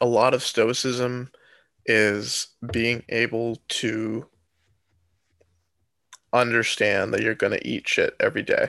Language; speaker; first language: English; native; English